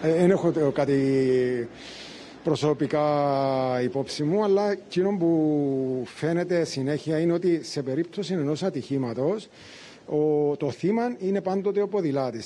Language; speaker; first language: Greek; native; Greek